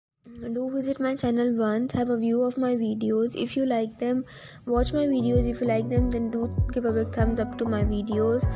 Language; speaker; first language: English; non-native, local second language; Urdu